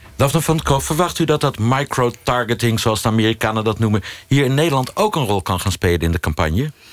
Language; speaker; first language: Dutch; native; Dutch